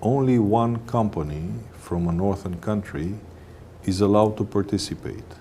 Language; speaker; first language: English; non-native, fluent; Romanian